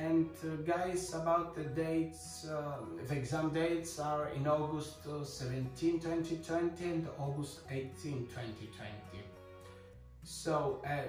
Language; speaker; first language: English; non-native, fluent; Greek